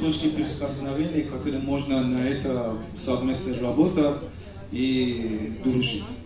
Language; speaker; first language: Russian; non-native, learner; Persian